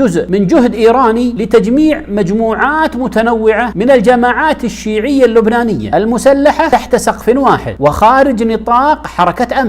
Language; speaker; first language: Arabic; native; Arabic